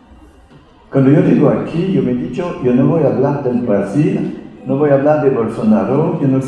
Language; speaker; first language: Spanish; non-native, fluent; French